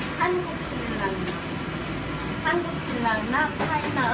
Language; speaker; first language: Korean; non-native, learner; Chinese